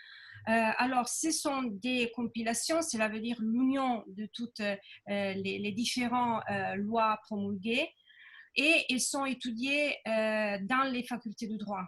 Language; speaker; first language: French; non-native, fluent; Italian